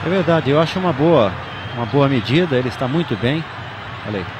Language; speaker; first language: Portuguese; native; Portuguese